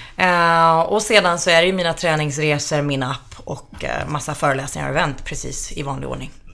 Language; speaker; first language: Swedish; early bilingual, other home language; Finnish